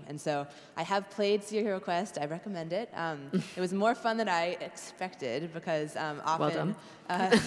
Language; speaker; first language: English; native; English